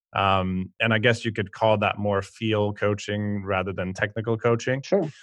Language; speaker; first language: English; non-native, fluent; Swedish